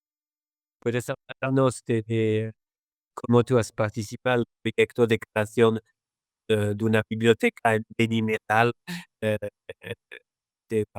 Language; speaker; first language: Spanish; non-native, fluent; Arabic